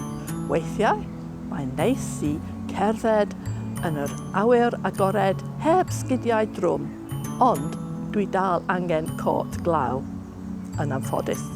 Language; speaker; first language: Welsh; non-native, fluent; English